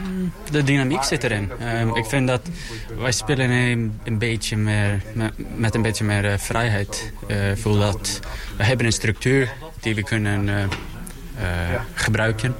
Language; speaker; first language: Dutch; non-native, learner; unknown